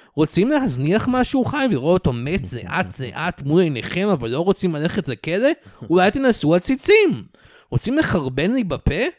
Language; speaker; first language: Hebrew; native; Hebrew